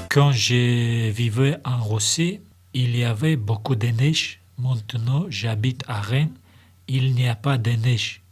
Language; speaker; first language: French; non-native, learner; Russian